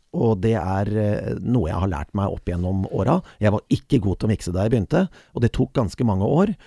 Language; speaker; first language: Norwegian; native; Norwegian